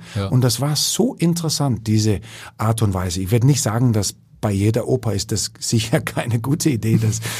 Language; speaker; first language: German; non-native, fluent; Danish